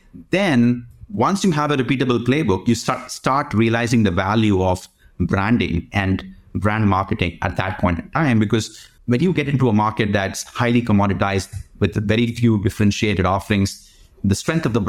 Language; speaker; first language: English; non-native, local second language; Tamil